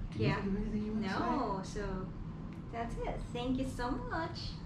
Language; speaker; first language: English; non-native, local second language; Cebuano